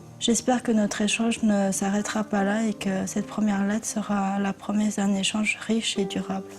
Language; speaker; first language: French; early bilingual, other home language; Korean